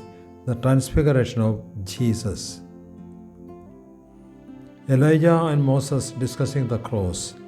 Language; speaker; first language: English; non-native, local second language; Malayalam